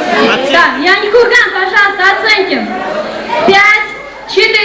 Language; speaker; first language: Russian; non-native, local second language; Uzbek